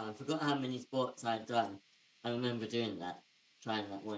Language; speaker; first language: English; native; English